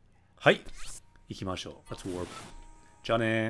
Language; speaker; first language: Japanese; non-native, fluent; English